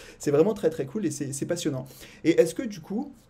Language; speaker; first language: French; native; French